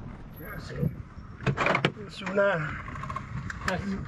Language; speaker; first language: Spanish; non-native, learner; English